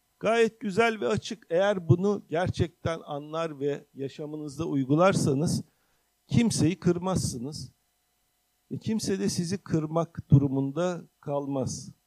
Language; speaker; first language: Turkish; native; Turkish